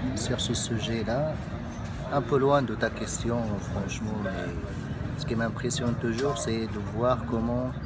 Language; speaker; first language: French; non-native, local second language; Arabic